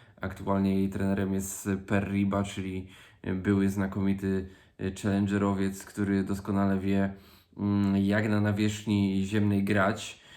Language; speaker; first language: Polish; native; Polish